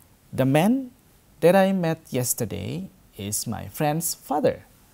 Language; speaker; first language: English; non-native, fluent; Indonesian